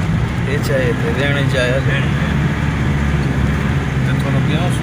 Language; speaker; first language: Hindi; non-native, local second language; Sindhi